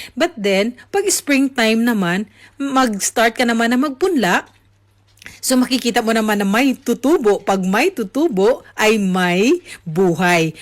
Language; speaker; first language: Filipino; native; Filipino